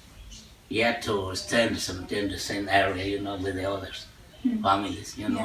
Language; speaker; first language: English; non-native, learner; Spanish